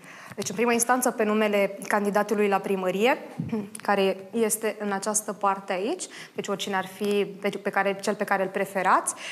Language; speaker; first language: Romanian; native; Romanian